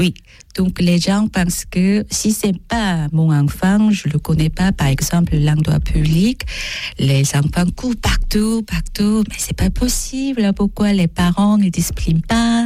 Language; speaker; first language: French; non-native, learner; Korean